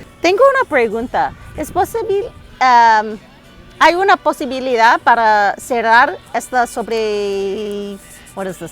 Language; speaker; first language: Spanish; non-native, learner; English